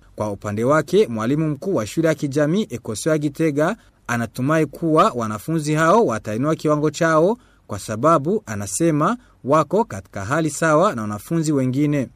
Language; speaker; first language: Swahili; non-native, local second language; Rundi